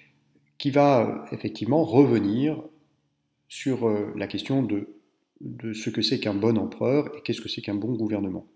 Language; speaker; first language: French; native; French